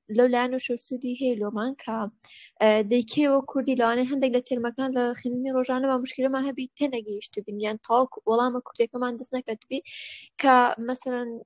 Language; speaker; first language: Central Kurdish; non-native, local second language; Kurdish